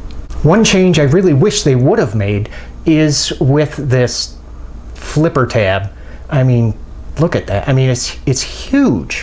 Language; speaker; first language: English; native; English